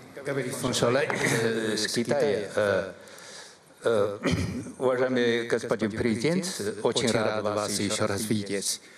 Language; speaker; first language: Russian; non-native, learner; Chinese